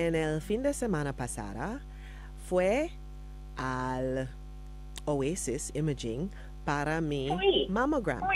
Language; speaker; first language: Spanish; non-native, learner; English